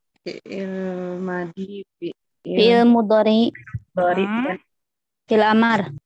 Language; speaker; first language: Arabic; non-native, learner; Indonesian